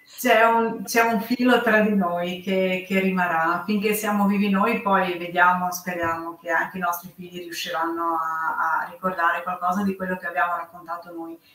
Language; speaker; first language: Italian; non-native, fluent; Serbian